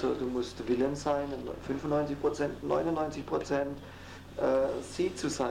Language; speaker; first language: German; native; German